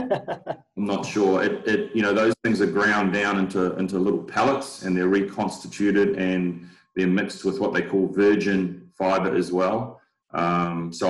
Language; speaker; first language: English; native; English